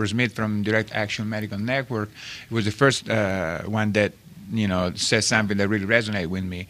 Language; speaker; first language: English; non-native, fluent; Italian